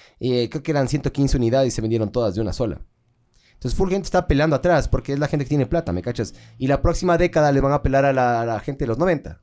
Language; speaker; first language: Spanish; native; Spanish